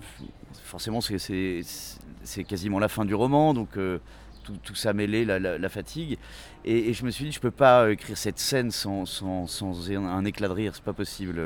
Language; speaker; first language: French; native; French